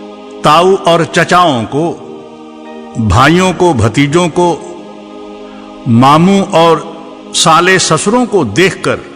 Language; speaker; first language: Hindi; native; Hindi